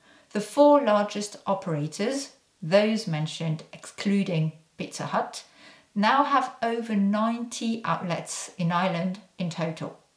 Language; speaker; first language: English; non-native, fluent; French